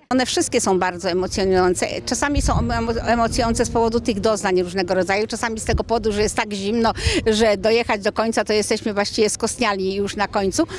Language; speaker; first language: Polish; native; Polish